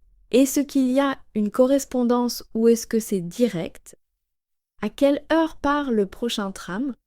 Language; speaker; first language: French; native; French